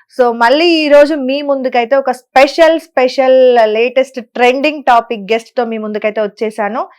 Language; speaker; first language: Telugu; native; Telugu